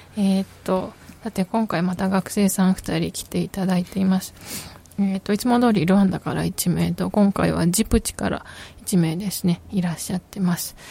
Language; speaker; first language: Japanese; native; Japanese